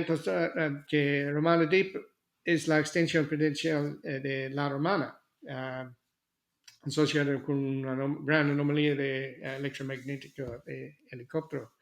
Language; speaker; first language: Spanish; non-native, fluent; English